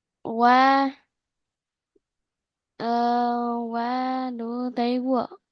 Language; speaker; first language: English; non-native, learner; Vietnamese